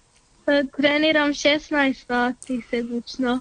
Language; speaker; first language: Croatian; early bilingual, heritage; Serbian